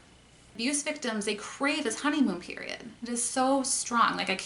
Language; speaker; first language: English; native; English